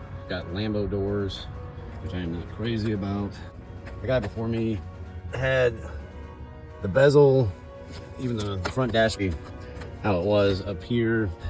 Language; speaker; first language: English; native; English